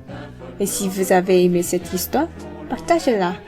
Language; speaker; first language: French; non-native, fluent; Korean